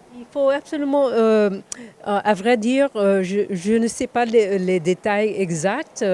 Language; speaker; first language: French; non-native, fluent; Spanish